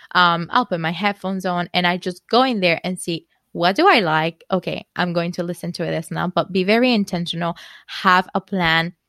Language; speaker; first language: English; non-native, fluent; Spanish